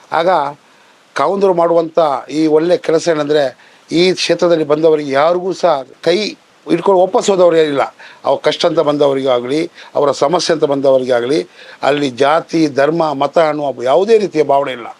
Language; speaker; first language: Kannada; non-native, local second language; Baluchi